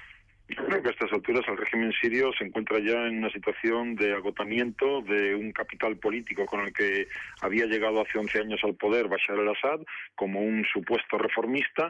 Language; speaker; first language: Spanish; native; Spanish